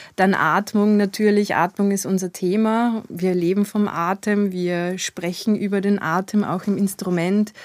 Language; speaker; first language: German; native; German